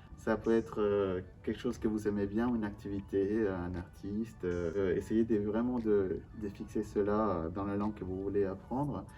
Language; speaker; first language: French; non-native, fluent; Spanish